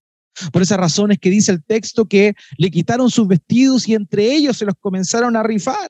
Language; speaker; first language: Spanish; native; Spanish